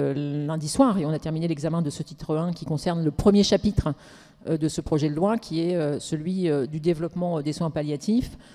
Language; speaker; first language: French; native; French